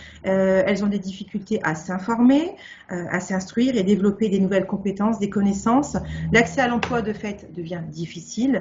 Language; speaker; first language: French; native; French